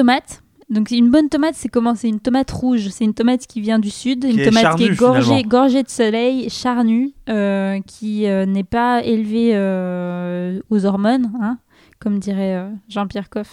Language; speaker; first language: French; native; French